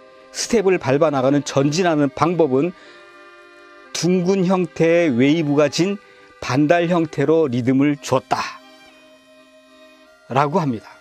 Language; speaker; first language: Korean; native; Korean